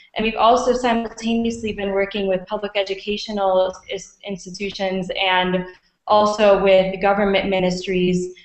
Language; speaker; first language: English; native; English